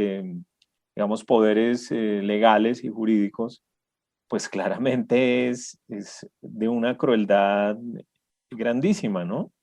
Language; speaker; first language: Spanish; native; Spanish